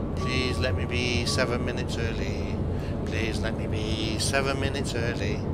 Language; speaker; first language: English; native; English